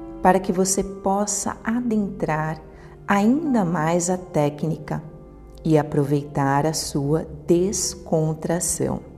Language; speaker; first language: Portuguese; native; Portuguese